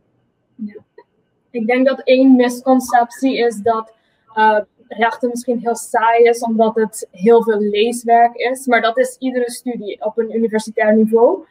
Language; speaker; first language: Dutch; non-native, local second language; Papiamento